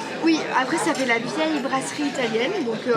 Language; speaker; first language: French; native; French